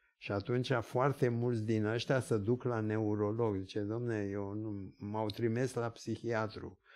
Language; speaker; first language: Romanian; early bilingual, other home language; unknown